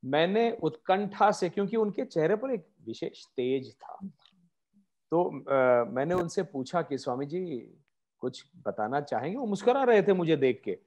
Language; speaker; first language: Hindi; non-native, local second language; Marathi